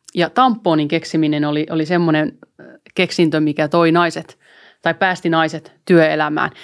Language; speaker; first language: Finnish; early bilingual, other home language; Albanian